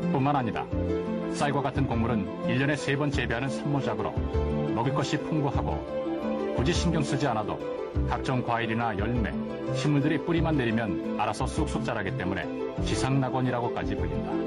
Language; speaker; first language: Korean; native; Korean